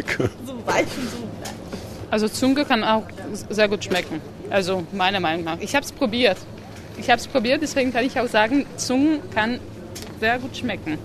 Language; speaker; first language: German; non-native, fluent; Belarusian